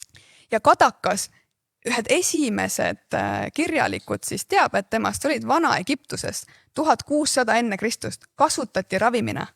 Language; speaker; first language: Estonian; native; Estonian